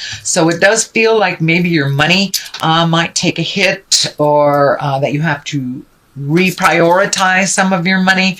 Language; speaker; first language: English; native; English